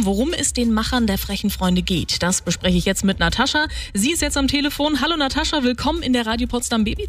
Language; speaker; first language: German; native; German